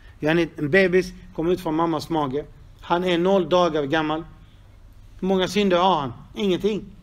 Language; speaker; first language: Swedish; non-native, fluent; Arabic